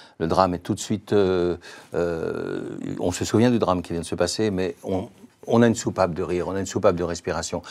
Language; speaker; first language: French; native; French